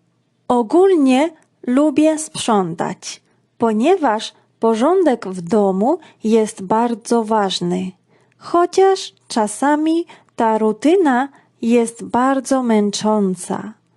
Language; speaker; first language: Polish; non-native, fluent; Georgian